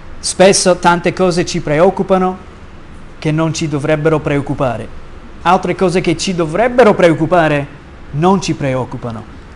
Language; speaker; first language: Italian; non-native, fluent; English